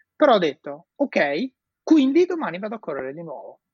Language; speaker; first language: Italian; native; Italian